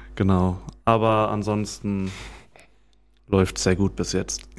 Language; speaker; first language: German; native; German